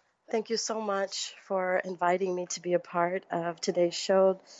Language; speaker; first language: English; early bilingual, other home language; Spanish